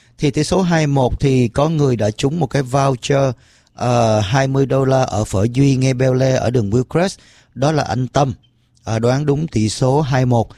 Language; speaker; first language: Vietnamese; early bilingual, heritage; Vietnamese